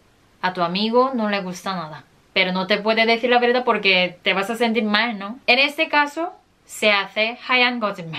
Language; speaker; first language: Spanish; non-native, fluent; Korean